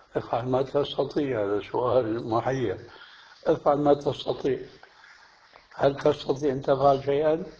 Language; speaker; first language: Arabic; early bilingual, other home language; Albanian